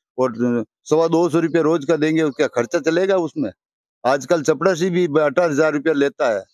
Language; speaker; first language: Hindi; native; Hindi